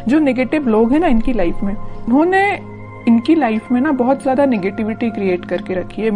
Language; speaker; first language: Hindi; native; Hindi